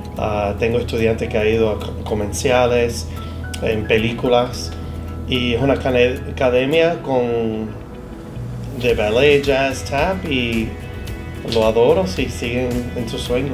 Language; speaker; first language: Spanish; early bilingual, heritage; Spanish